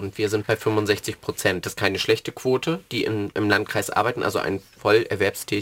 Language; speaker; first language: German; native; German